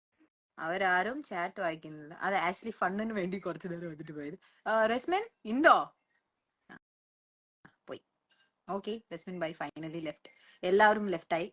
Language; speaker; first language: Malayalam; early bilingual, heritage; Malayalam